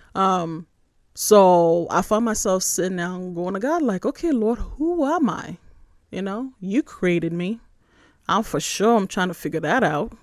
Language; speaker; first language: English; non-native, local second language; Igbo